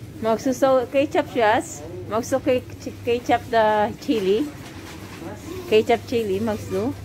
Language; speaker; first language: German; non-native, learner; Filipino